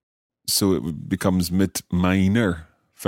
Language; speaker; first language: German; non-native, fluent; English